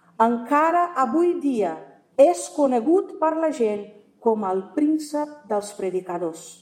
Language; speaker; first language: Catalan; non-native, fluent; Portuguese